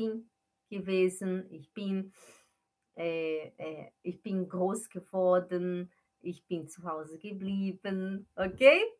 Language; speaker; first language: German; non-native, fluent; Portuguese